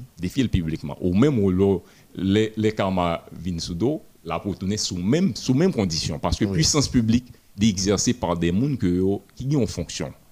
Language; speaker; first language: French; non-native, local second language; Haitian Creole